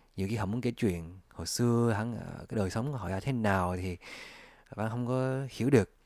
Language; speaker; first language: Vietnamese; early bilingual, heritage; English